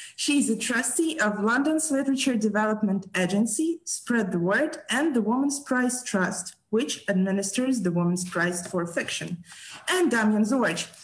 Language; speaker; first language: English; non-native, fluent; Ukrainian